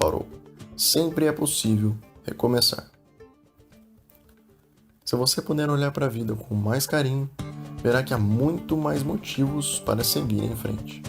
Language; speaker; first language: Portuguese; native; Portuguese